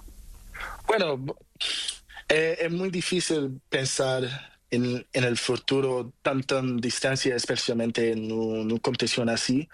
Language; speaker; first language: Spanish; non-native, learner; Portuguese